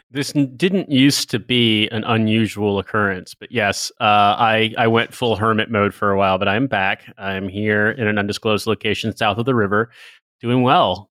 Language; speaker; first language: English; native; English